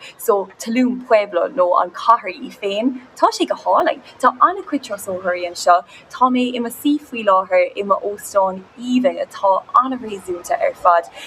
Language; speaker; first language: Irish; non-native, local second language; English